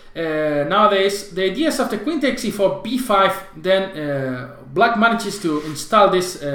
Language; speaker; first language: English; non-native, fluent; Spanish